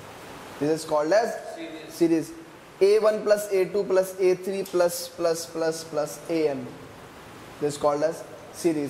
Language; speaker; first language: Hindi; native; Hindi